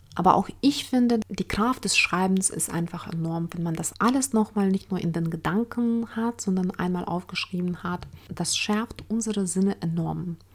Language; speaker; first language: German; non-native, fluent; Ukrainian